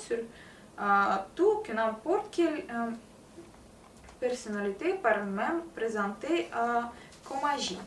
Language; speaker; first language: French; non-native, learner; Russian